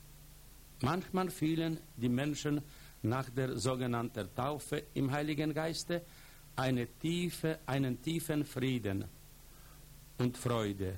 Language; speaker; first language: German; non-native, fluent; Polish